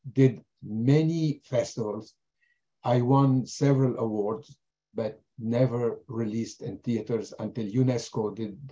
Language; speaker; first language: English; non-native, fluent; German